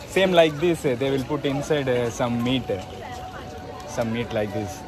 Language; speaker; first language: English; non-native, local second language; Tamil